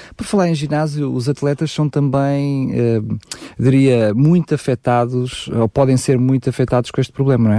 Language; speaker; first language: Portuguese; native; Portuguese